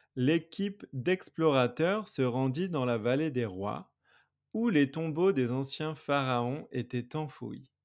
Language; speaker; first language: French; native; French